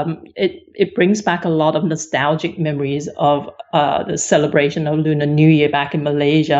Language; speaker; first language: English; non-native, local second language; Cantonese